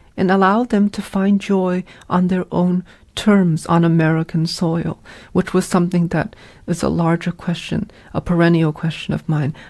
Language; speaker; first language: English; early bilingual, other home language; Vietnamese